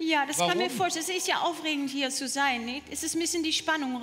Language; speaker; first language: German; native; German